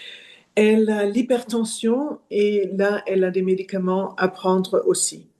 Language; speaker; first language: French; non-native, fluent; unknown